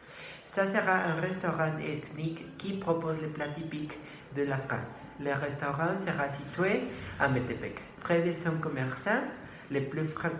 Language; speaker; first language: French; non-native, learner; Spanish